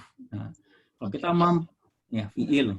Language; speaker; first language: Indonesian; native; Indonesian